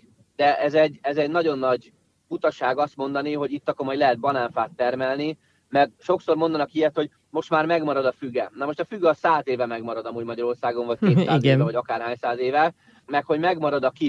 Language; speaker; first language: Hungarian; native; Hungarian